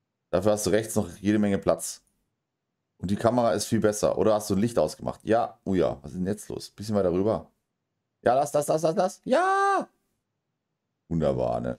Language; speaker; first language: German; native; German